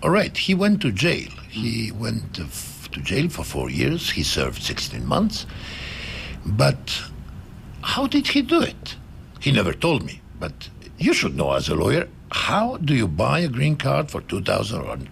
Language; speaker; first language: English; non-native, fluent; Croatian